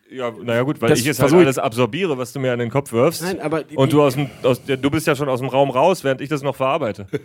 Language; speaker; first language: German; native; German